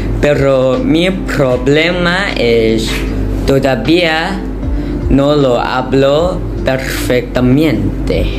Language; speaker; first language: Spanish; non-native, learner; Thai